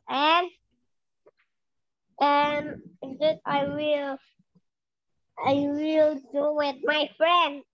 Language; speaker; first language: English; non-native, local second language; Indonesian